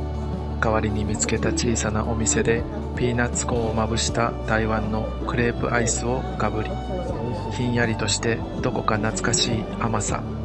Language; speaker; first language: Japanese; native; Japanese